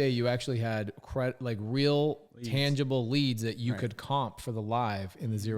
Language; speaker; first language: English; native; English